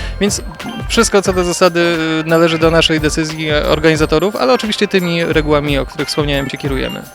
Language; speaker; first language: Polish; native; Polish